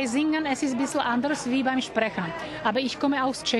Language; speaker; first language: German; non-native, learner; Czech